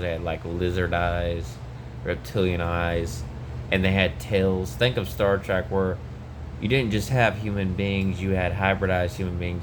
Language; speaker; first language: English; native; English